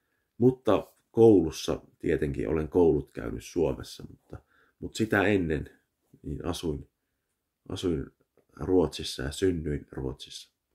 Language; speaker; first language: Finnish; early bilingual, heritage; Finnish